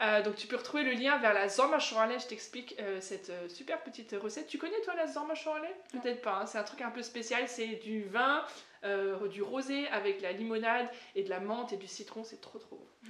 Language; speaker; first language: French; native; French